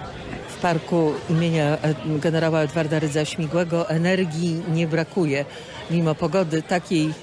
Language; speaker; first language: Polish; native; Polish